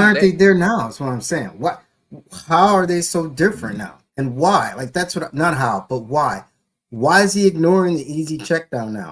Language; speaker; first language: English; native; English